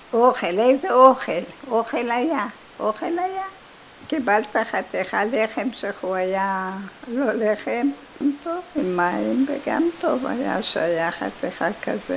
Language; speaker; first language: Hebrew; non-native, fluent; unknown